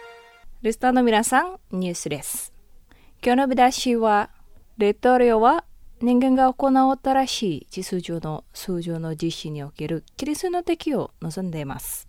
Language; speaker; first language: Japanese; non-native, fluent; Indonesian